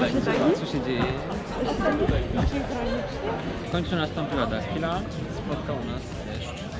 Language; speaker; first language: Polish; native; Polish